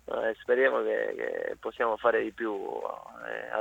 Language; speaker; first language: Italian; non-native, learner; Spanish